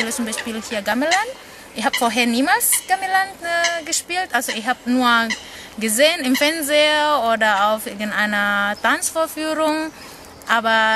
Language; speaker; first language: German; non-native, fluent; Indonesian